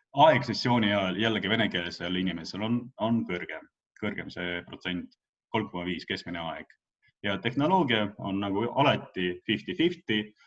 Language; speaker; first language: Estonian; non-native, local second language; Russian